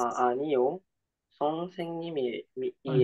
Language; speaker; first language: Korean; non-native, learner; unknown